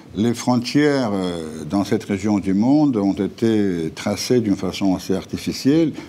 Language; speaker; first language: French; non-native, fluent; Russian